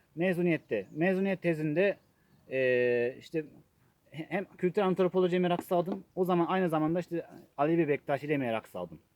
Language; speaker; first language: Turkish; non-native, fluent; Japanese